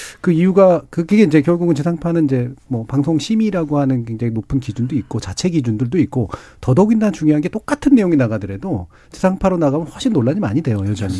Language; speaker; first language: Korean; native; Korean